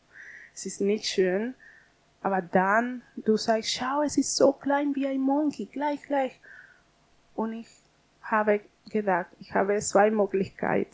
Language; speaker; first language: German; non-native, learner; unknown